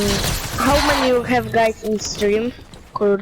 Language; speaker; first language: English; non-native, learner; Polish